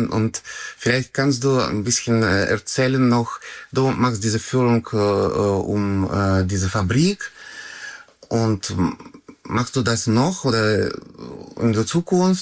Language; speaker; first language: German; non-native, learner; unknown